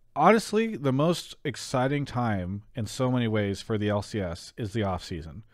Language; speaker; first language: English; native; English